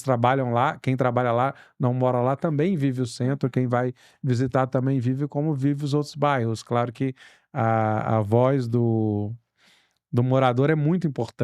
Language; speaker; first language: Portuguese; native; Portuguese